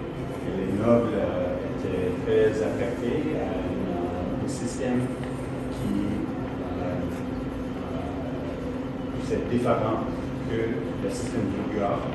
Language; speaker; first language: French; non-native, learner; English